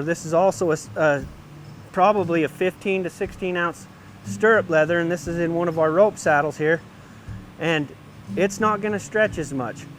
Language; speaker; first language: English; native; English